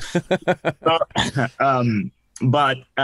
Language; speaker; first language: English; non-native, fluent; French